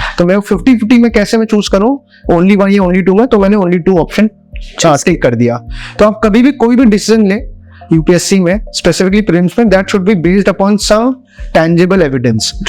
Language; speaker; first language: Hindi; native; Hindi